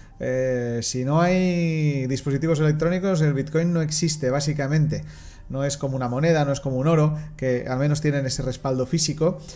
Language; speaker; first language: Spanish; non-native, local second language; Catalan